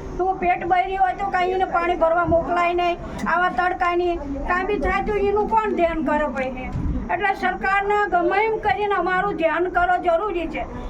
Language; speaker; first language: Gujarati; native; Gujarati